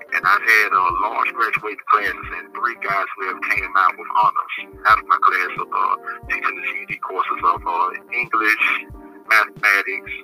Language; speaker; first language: English; native; English